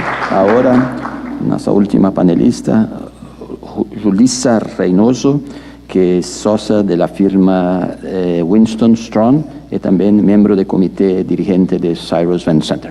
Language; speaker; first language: Spanish; non-native, learner; Portuguese